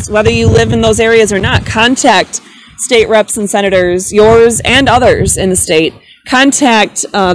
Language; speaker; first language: English; native; English